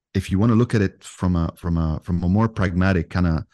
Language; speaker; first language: English; non-native, fluent; Arabic